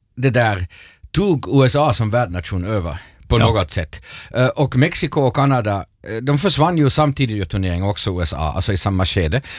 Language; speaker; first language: Swedish; non-native, fluent; German